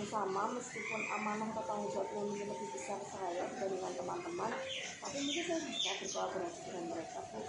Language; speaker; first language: Indonesian; native; Indonesian